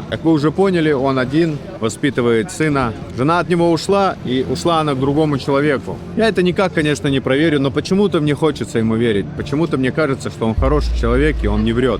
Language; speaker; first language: Russian; native; Russian